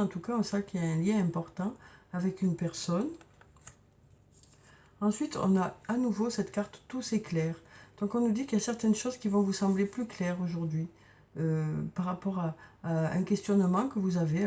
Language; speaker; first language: French; native; French